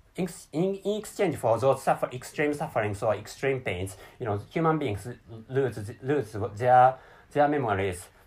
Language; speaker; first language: English; non-native, learner; Japanese